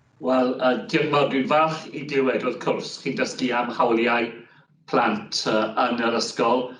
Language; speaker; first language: Welsh; non-native, local second language; English